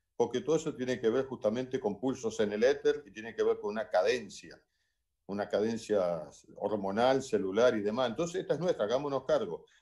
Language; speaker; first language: Spanish; native; Spanish